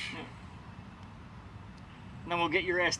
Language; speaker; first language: English; native; English